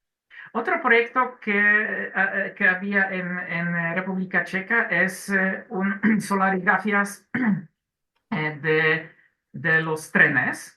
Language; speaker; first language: Spanish; non-native, learner; Polish